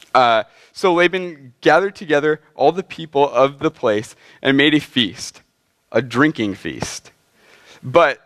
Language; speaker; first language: English; native; English